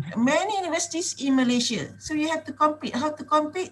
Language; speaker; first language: English; non-native, local second language; Malay